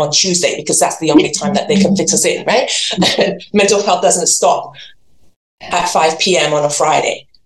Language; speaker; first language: English; native; English